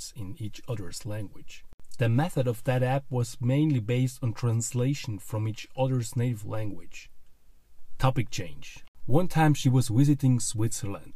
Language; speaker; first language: English; non-native, fluent; German